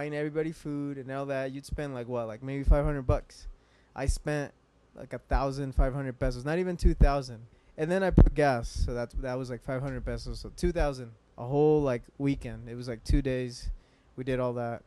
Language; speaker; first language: English; native; English